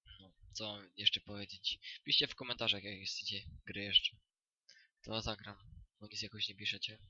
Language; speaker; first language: Polish; native; Polish